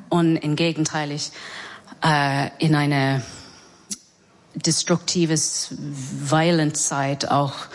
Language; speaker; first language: German; non-native, learner; English